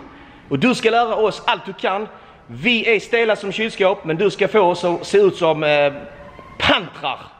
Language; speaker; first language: Swedish; native; Swedish